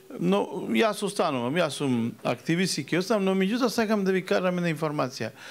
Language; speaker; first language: Macedonian; native; Macedonian